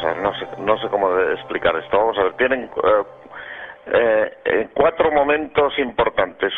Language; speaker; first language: Spanish; native; Spanish